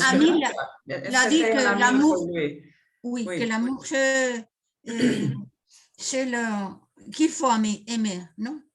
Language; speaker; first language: French; non-native, fluent; Spanish